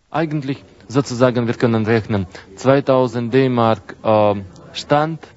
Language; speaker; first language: German; non-native, fluent; Russian